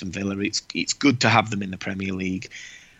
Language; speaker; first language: English; native; English